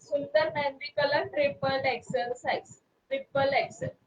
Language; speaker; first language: Hindi; non-native, local second language; Marathi